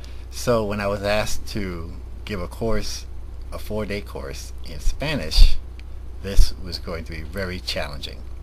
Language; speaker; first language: English; early bilingual, other home language; Spanish